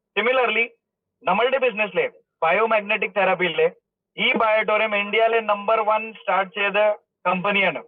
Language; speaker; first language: Malayalam; early bilingual, heritage; Malayalam